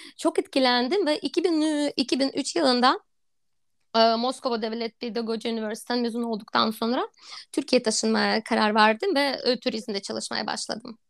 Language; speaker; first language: Turkish; non-native, fluent; Russian